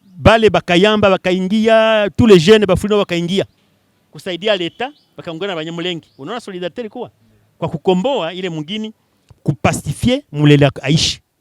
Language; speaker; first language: Swahili; non-native, local second language; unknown